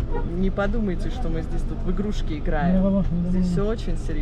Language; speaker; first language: Russian; native; Russian